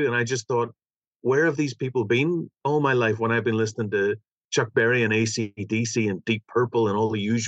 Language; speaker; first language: English; native; English